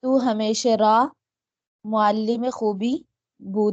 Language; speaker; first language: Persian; non-native, learner; Urdu